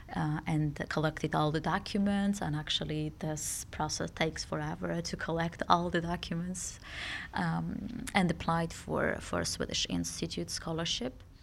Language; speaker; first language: English; non-native, fluent; Georgian